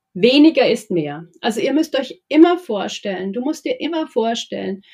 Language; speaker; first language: German; native; German